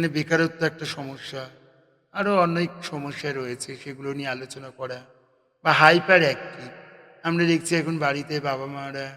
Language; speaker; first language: Bangla; native; Bangla